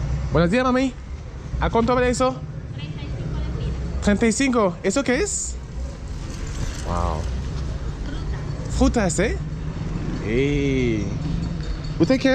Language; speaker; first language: Spanish; non-native, fluent; French